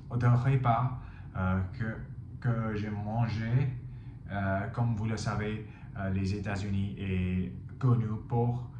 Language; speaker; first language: French; non-native, fluent; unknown